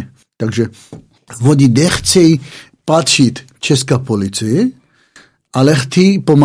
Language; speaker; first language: Czech; non-native, fluent; Hebrew